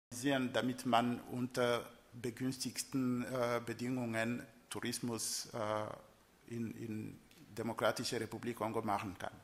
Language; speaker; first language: German; non-native, learner; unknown